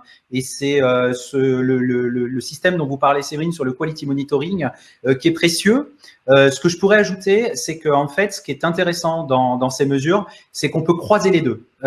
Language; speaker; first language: French; native; French